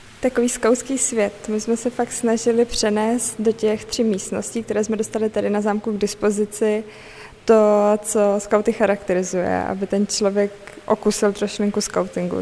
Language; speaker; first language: Czech; native; Czech